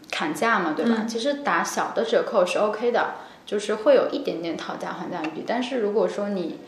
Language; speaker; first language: Chinese; native; Chinese